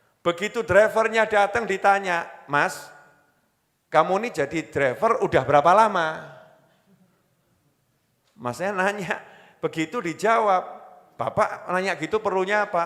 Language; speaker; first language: Indonesian; native; Indonesian